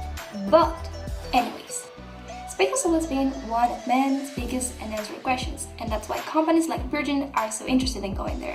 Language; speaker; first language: English; non-native, fluent; Spanish